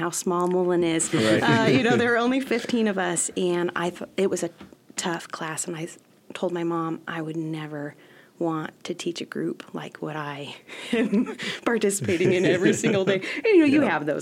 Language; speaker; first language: English; native; English